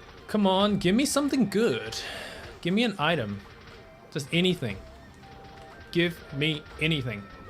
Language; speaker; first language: English; native; English